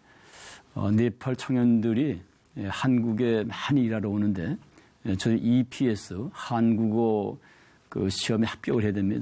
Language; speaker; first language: Korean; native; Korean